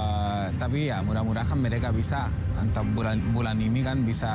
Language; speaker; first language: Indonesian; non-native, fluent; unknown